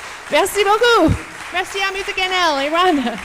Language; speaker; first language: French; non-native, local second language; English